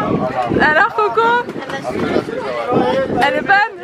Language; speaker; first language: French; native; French